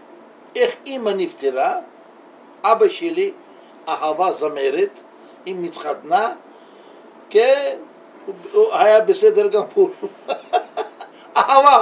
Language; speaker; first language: Hebrew; non-native, learner; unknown